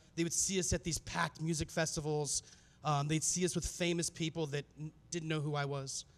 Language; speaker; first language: English; native; English